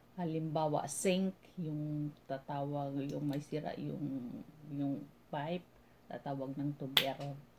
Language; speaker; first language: Filipino; non-native, local second language; Cebuano